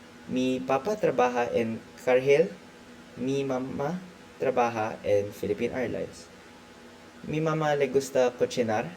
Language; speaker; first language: Spanish; non-native, learner; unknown